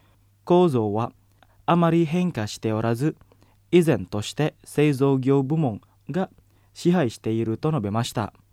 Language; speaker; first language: Japanese; non-native, fluent; Indonesian